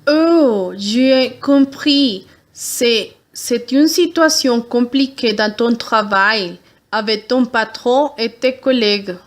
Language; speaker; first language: French; non-native, learner; Spanish